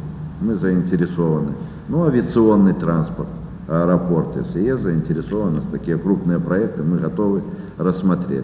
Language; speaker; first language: Russian; native; Russian